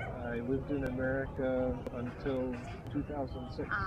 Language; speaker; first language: English; non-native, fluent; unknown